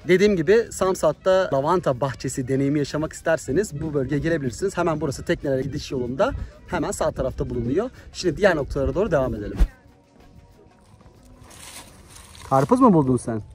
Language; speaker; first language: Turkish; native; Turkish